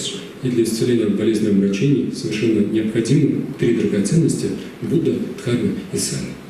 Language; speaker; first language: Russian; native; Russian